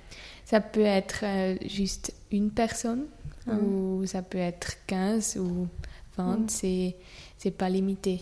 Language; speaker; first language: French; non-native, learner; German